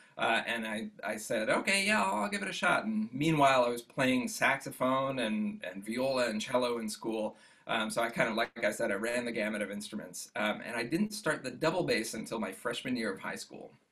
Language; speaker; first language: English; native; English